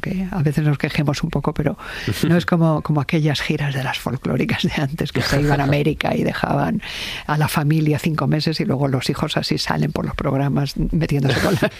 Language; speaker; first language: Spanish; native; Spanish